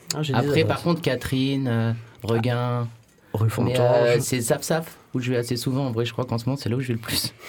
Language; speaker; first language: French; native; French